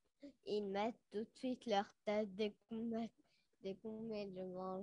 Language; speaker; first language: French; non-native, local second language; Arabic